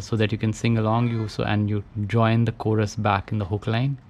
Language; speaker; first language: English; non-native, local second language; Hindi